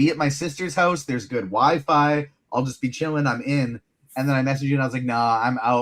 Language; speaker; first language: English; native; English